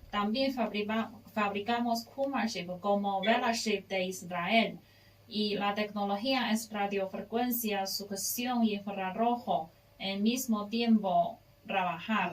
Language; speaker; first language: Spanish; non-native, learner; Chinese